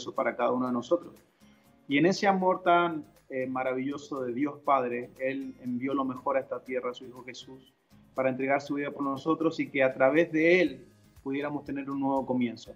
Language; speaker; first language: Spanish; native; Spanish